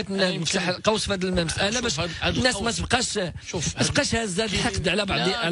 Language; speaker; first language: Arabic; native; Arabic